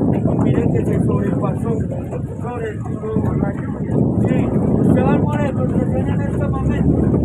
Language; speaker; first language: Spanish; native; Spanish